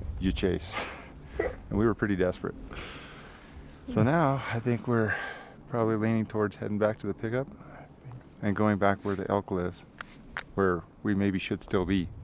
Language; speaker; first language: English; native; English